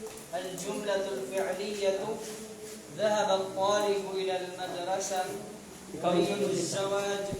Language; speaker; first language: Arabic; non-native, learner; Filipino